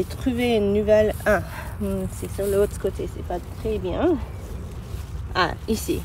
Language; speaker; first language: French; non-native, learner; English